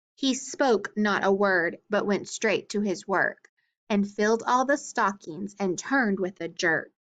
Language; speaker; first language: English; native; English